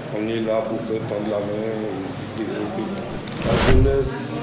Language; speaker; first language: French; native; French